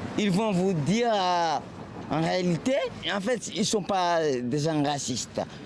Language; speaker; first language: French; non-native, local second language; Comorian